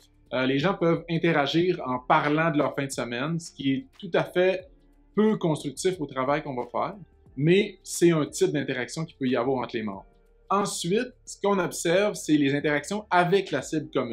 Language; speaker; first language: French; native; French